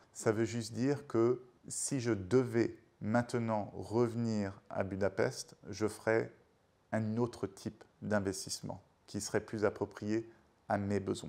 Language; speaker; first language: French; native; French